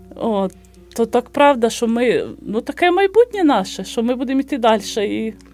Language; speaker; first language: Ukrainian; native; Ukrainian